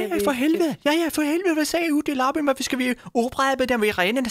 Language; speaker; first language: Danish; non-native, learner; Swedish